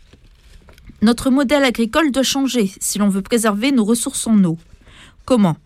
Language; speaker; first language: French; native; French